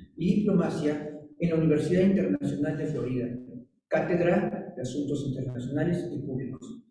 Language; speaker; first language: Spanish; native; Spanish